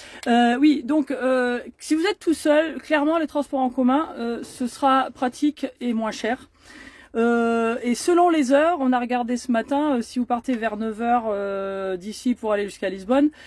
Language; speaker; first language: French; native; French